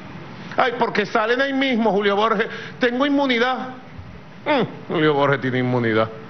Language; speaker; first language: Spanish; native; Spanish